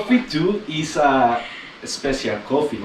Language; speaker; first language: English; non-native, learner; Spanish